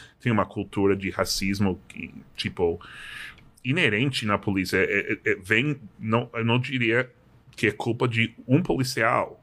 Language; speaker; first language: Portuguese; non-native, fluent; English